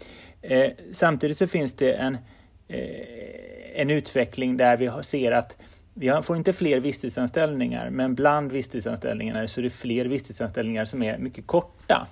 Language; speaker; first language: Swedish; native; Swedish